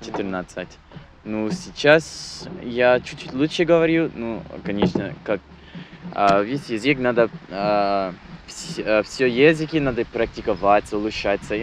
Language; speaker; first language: Russian; non-native, learner; English